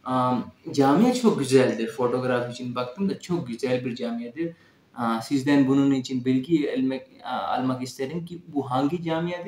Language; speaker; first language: Turkish; non-native, learner; Urdu